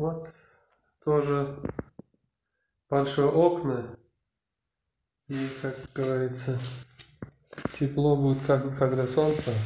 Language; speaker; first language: Russian; non-native, learner; Uzbek